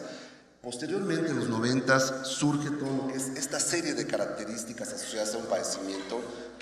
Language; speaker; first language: Spanish; native; Spanish